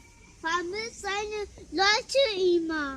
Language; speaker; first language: German; early bilingual, other home language; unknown